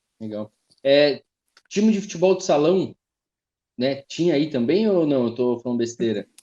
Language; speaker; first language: Portuguese; native; Portuguese